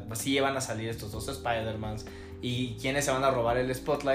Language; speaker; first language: Spanish; native; Spanish